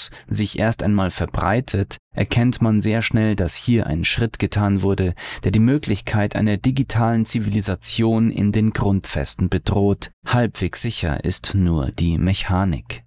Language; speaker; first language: German; native; German